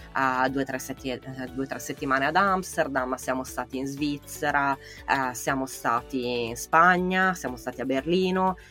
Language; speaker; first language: Italian; native; Italian